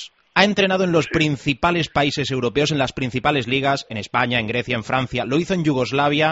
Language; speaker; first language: Spanish; native; Spanish